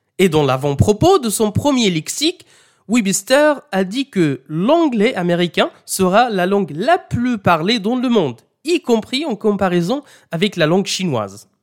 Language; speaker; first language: French; non-native, fluent; Arabic